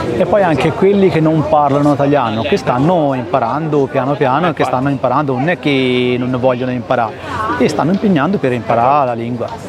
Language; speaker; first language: Italian; early bilingual, other home language; Punjabi